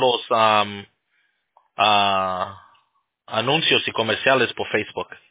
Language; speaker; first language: Spanish; early bilingual, heritage; Spanish